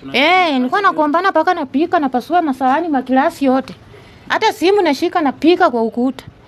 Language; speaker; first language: Swahili; non-native, local second language; Luo (Kenya and Tanzania)